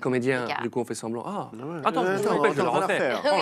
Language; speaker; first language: French; native; French